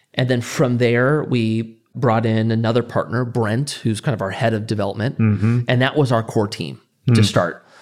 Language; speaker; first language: English; native; English